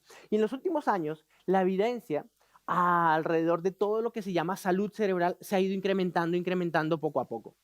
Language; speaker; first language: Spanish; native; Spanish